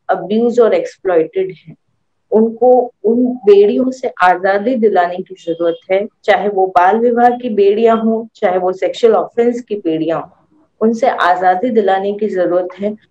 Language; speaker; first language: Hindi; native; Hindi